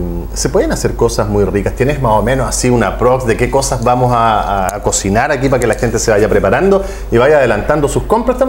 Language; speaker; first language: Spanish; native; Spanish